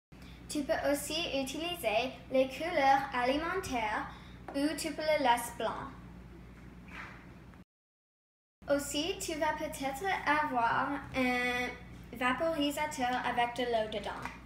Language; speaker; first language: French; non-native, learner; English